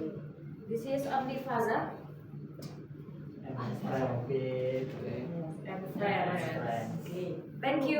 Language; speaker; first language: English; non-native, learner; Indonesian